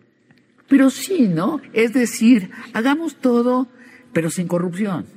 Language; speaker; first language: Spanish; native; Spanish